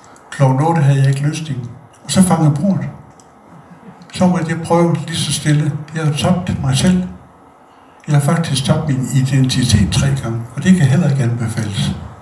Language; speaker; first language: Danish; native; Danish